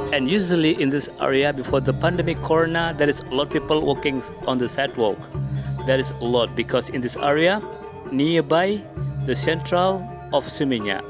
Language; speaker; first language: English; non-native, learner; Indonesian